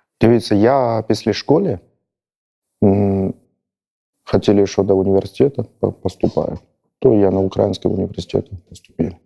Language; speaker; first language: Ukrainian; non-native, learner; Chinese